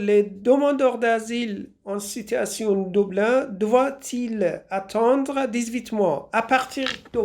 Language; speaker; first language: French; non-native, fluent; Persian